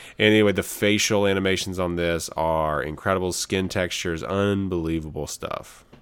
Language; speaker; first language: English; native; English